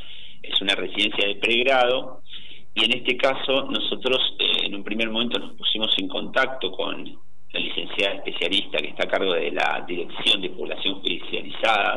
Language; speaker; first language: Spanish; native; Spanish